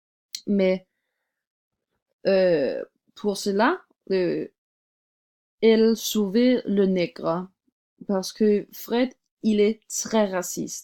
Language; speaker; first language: French; non-native, learner; English